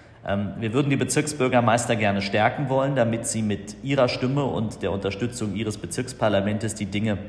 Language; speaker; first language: German; native; German